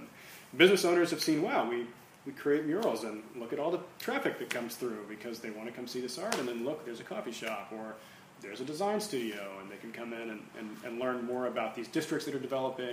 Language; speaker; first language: English; native; English